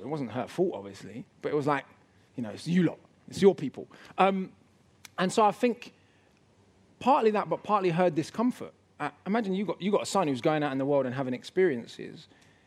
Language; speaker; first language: English; native; English